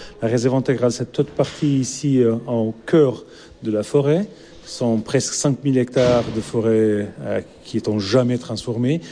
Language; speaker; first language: French; non-native, fluent; Portuguese